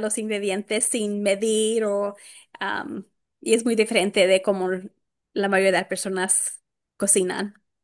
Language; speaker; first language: Spanish; early bilingual, heritage; Spanish